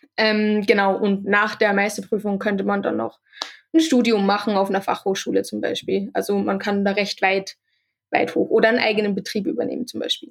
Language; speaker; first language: German; native; German